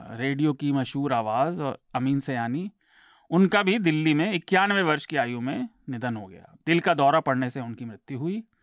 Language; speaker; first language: Hindi; native; Hindi